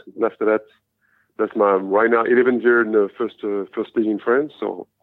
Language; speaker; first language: English; non-native, fluent; French